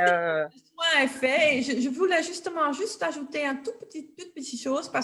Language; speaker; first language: French; non-native, local second language; Dutch